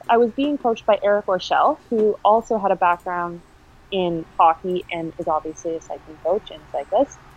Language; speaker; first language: English; native; English